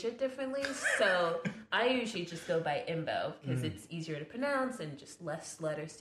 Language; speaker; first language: English; non-native, fluent; French